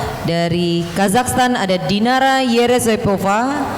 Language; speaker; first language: Indonesian; native; Indonesian